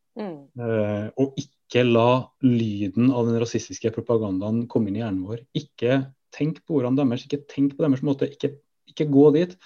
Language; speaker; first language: Norwegian; native; Norwegian